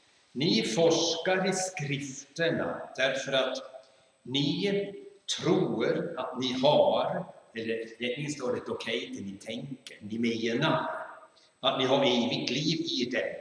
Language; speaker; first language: Swedish; non-native, fluent; German